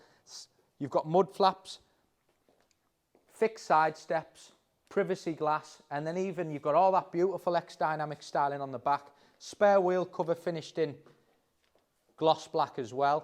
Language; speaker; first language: English; native; English